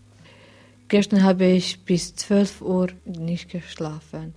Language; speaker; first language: German; non-native, learner; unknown